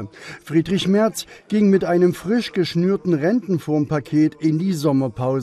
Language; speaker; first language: German; native; German